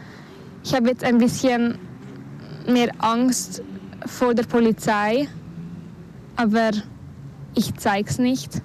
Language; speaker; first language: German; early bilingual, other home language; Spanish